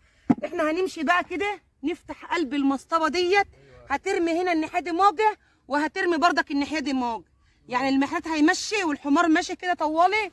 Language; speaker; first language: Arabic; native; Arabic